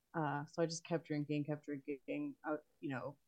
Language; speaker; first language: English; native; English